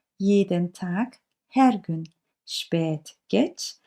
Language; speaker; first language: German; non-native, fluent; Turkish